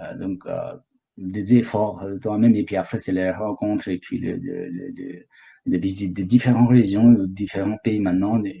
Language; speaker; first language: French; non-native, fluent; Sherpa